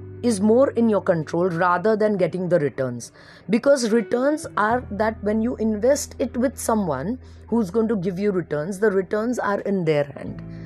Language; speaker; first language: English; non-native, local second language; Marathi